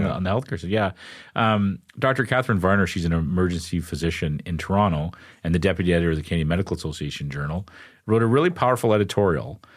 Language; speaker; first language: English; native; English